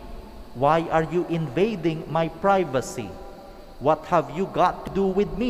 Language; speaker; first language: English; non-native, local second language; Pangasinan